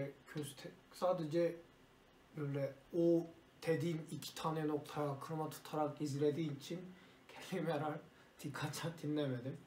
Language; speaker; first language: Turkish; non-native, learner; Korean